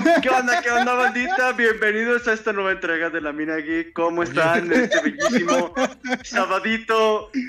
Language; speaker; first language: Spanish; native; Spanish